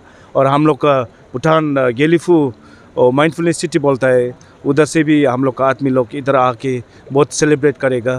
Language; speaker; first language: Hindi; non-native, learner; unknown